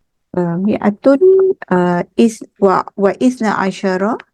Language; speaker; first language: Arabic; non-native, learner; Malay